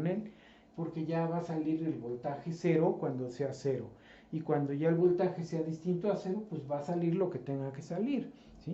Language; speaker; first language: Spanish; native; Spanish